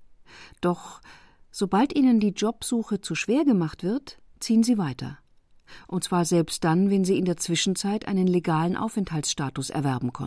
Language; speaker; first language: German; native; German